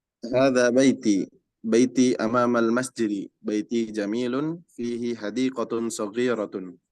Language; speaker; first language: Arabic; non-native, learner; Indonesian